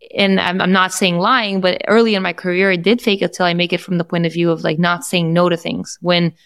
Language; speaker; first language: English; non-native, fluent; Portuguese